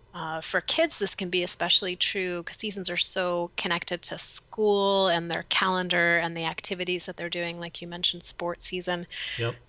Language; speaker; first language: English; native; English